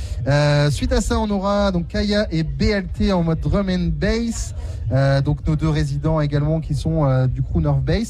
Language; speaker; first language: French; native; French